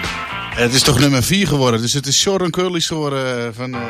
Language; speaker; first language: Dutch; native; Dutch